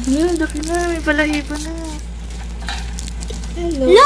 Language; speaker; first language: Filipino; native; Filipino